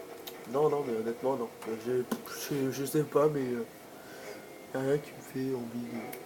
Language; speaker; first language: French; native; French